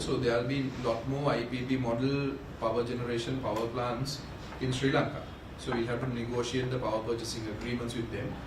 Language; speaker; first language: English; non-native, local second language; Sinhala